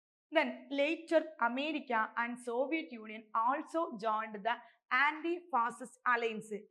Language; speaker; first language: English; non-native, local second language; Malayalam